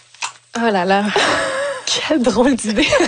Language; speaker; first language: French; native; French